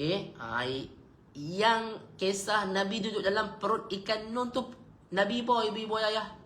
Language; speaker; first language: Malay; native; Malay